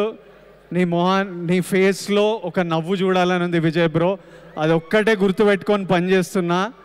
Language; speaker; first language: Telugu; native; Telugu